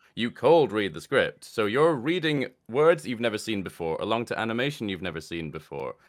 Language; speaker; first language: English; native; English